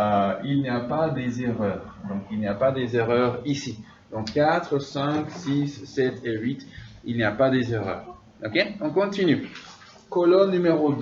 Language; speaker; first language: French; non-native, fluent; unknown